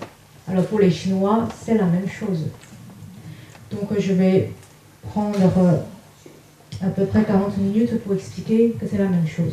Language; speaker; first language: French; non-native, fluent; Chinese